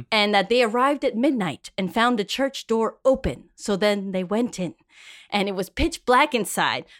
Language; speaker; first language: English; early bilingual, other home language; Spanish